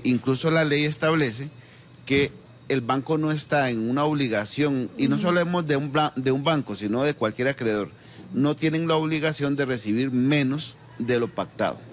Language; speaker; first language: Spanish; native; Spanish